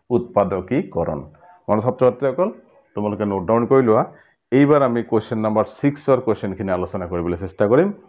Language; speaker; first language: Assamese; non-native, local second language; Bangla